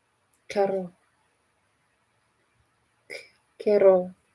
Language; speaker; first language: Spanish; non-native, learner; English